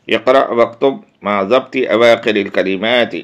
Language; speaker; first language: Arabic; non-native, fluent; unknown